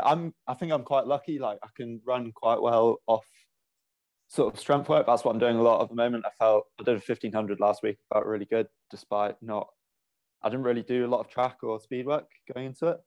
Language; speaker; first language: English; native; English